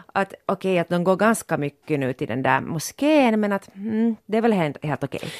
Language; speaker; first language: Swedish; non-native, local second language; Finnish